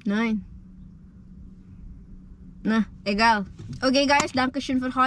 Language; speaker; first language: German; non-native, learner; Indonesian